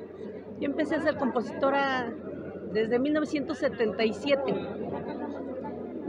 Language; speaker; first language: Spanish; native; Spanish